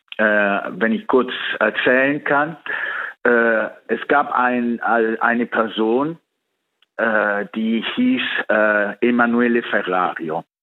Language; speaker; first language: German; early bilingual, heritage; Italian